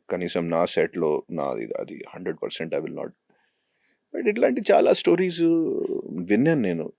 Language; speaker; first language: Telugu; non-native, fluent; Hindi